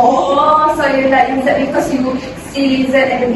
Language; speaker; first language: English; non-native, local second language; Malay